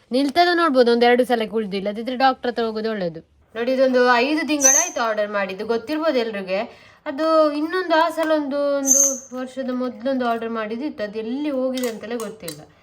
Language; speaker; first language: Kannada; native; Kannada